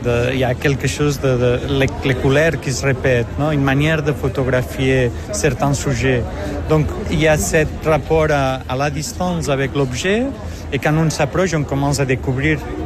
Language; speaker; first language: French; non-native, fluent; Spanish